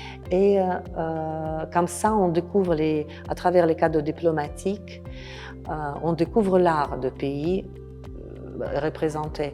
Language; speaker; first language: French; non-native, fluent; Russian